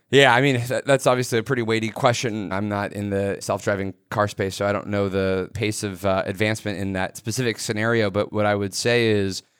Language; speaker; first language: English; native; English